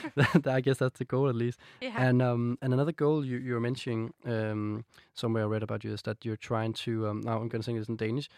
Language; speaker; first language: English; non-native, fluent; Danish